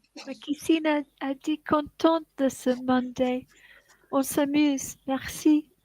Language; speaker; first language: French; non-native, learner; English